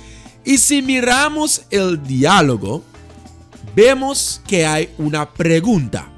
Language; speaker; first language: Spanish; non-native, fluent; Dutch